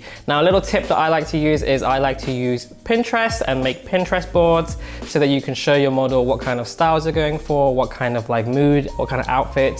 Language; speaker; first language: English; native; English